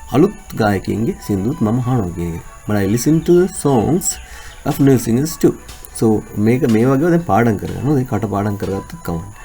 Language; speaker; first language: Sinhala; native; Sinhala